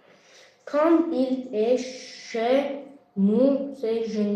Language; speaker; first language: French; non-native, learner; Azerbaijani